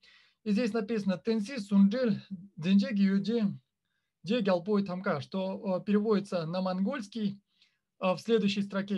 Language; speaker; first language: Russian; native; Russian